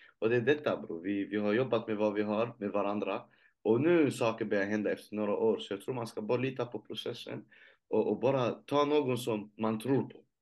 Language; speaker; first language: Swedish; early bilingual, other home language; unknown